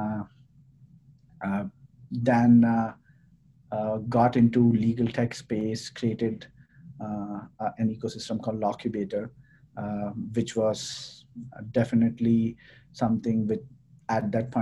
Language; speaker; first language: English; non-native, local second language; Hindi